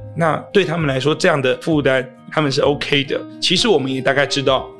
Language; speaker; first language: Chinese; native; Chinese